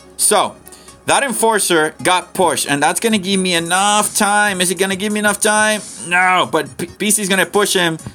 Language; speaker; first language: English; non-native, fluent; Spanish